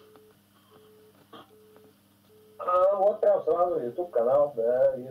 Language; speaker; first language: Russian; native; Russian